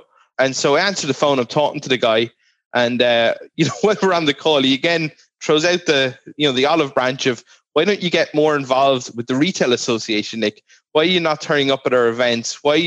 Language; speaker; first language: English; native; English